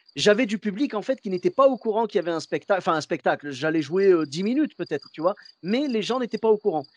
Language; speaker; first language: French; early bilingual, other home language; Arabic